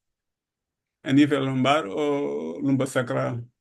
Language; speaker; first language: French; non-native, learner; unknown